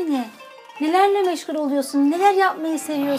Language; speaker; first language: Turkish; native; Turkish